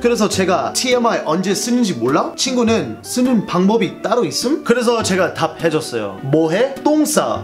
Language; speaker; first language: Korean; non-native, fluent; English